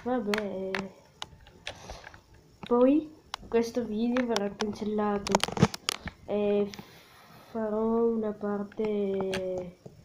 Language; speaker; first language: Italian; native; Italian